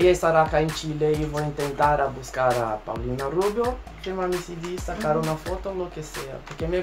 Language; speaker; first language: Spanish; non-native, fluent; Portuguese